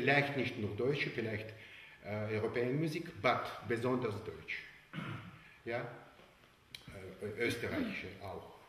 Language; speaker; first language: German; non-native, learner; Russian